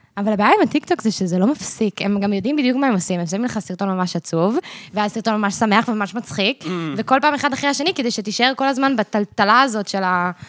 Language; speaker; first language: Hebrew; early bilingual, other home language; English